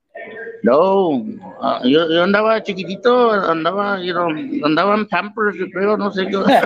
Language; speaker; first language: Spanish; early bilingual, heritage; Spanish